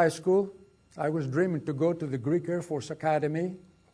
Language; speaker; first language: English; non-native, fluent; Greek